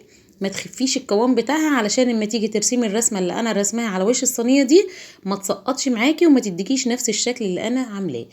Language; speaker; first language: Arabic; native; Arabic